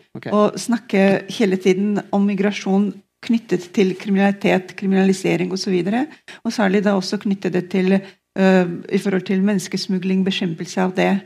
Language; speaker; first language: Norwegian; non-native, fluent; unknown